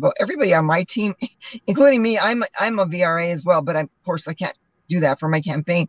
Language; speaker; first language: English; native; English